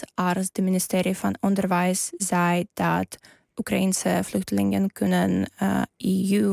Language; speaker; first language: Dutch; non-native, learner; Ukrainian